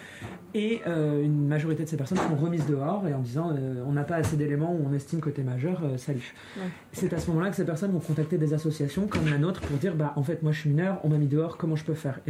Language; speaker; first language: French; native; French